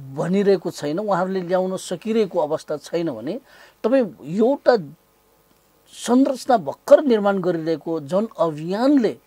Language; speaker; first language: Nepali; native; Nepali